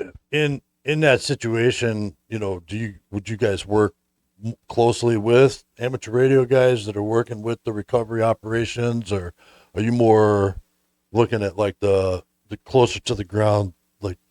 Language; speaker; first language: English; native; English